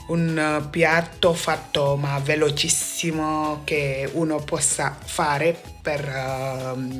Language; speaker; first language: Italian; non-native, fluent; Wolof